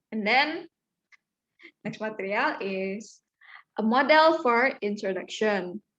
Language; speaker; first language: English; non-native, learner; Indonesian